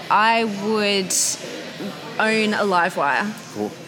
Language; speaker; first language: English; native; English